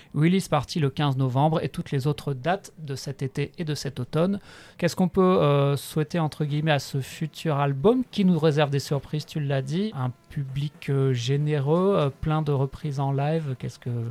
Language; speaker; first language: French; native; French